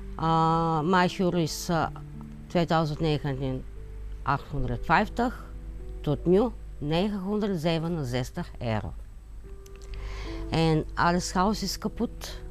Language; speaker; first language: Dutch; non-native, learner; Bulgarian